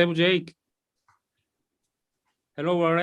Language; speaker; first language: English; non-native, fluent; Korean